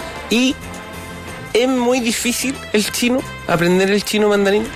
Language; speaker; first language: Spanish; native; Spanish